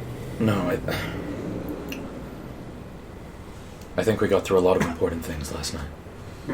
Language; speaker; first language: English; native; English